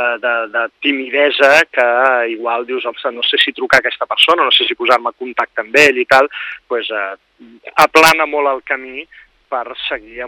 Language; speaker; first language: Catalan; native; Catalan